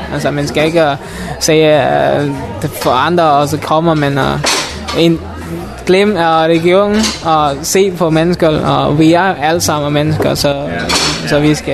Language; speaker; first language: Danish; non-native, learner; Mon